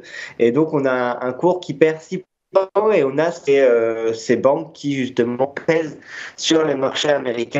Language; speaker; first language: French; native; French